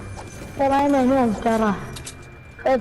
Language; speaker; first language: Arabic; native; Arabic